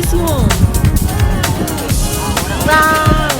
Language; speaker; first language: Spanish; non-native, learner; English